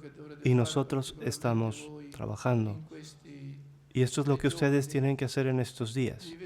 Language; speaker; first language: Spanish; non-native, fluent; Italian